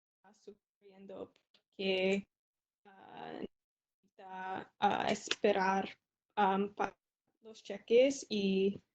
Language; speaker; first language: Spanish; non-native, learner; English